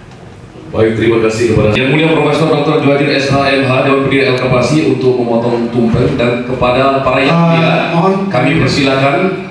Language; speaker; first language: Indonesian; native; Indonesian